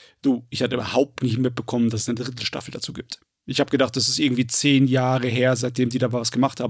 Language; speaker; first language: German; native; German